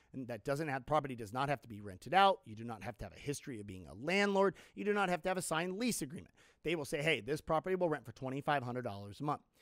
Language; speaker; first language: English; native; English